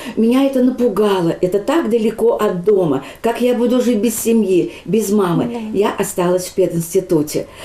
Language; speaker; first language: Russian; non-native, local second language; Chuvash